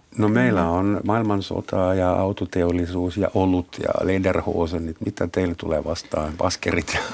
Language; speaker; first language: Finnish; non-native, fluent; German